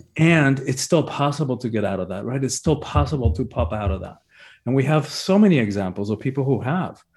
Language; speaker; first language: English; early bilingual, other home language; Spanish